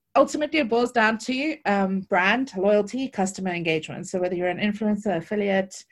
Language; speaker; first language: English; native; English